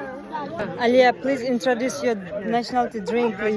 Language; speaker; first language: English; non-native, learner; Kazakh